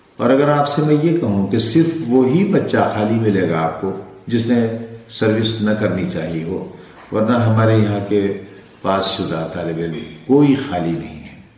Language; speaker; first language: Urdu; native; Urdu